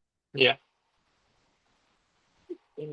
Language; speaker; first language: English; non-native, learner; Indonesian